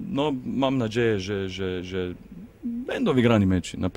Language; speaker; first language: Polish; non-native, fluent; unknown